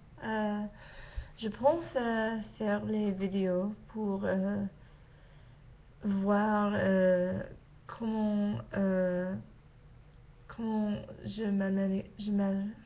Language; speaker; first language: French; non-native, learner; English